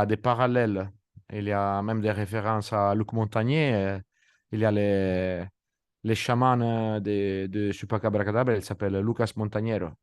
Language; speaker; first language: French; non-native, fluent; Italian